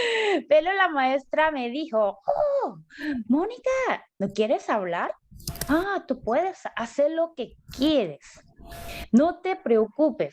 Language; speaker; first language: Spanish; non-native, learner; Korean